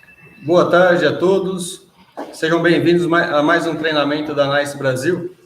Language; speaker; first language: Portuguese; native; Portuguese